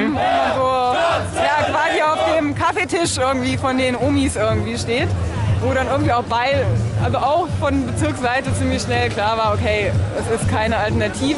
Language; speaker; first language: German; native; German